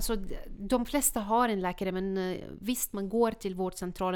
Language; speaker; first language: Swedish; non-native, fluent; Arabic